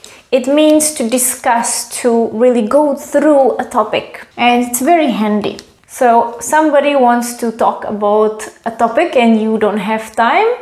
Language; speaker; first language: English; non-native, fluent; Czech